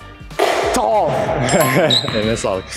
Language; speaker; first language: Turkish; native; Turkish